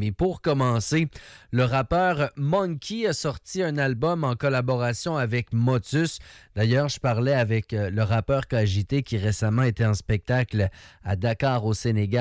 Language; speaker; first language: French; native; French